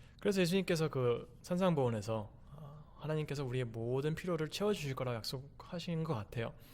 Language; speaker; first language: Korean; early bilingual, heritage; Korean